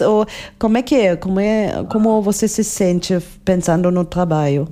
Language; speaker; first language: Portuguese; non-native, fluent; German